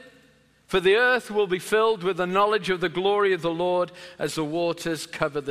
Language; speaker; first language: English; native; English